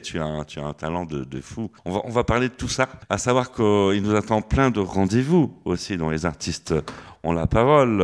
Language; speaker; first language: French; native; French